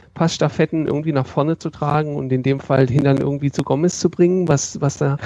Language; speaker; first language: German; native; German